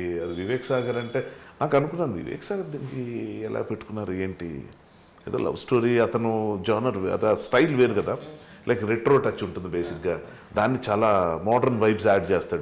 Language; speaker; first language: Telugu; native; Telugu